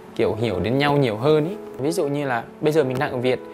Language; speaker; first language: Vietnamese; early bilingual, other home language; Lao